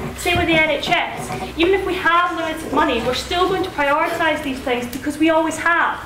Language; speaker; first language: English; native; English